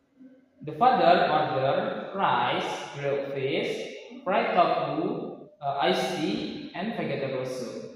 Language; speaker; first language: English; non-native, learner; Indonesian